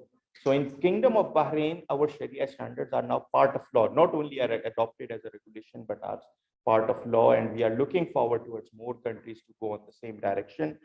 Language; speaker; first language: English; non-native, local second language; Urdu